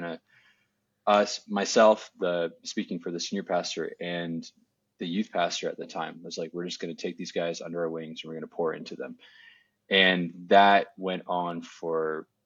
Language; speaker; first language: English; native; English